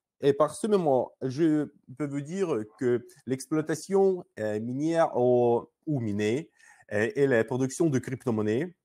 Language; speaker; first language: French; non-native, learner; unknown